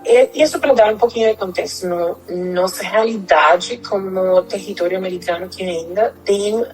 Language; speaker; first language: Portuguese; non-native, fluent; Spanish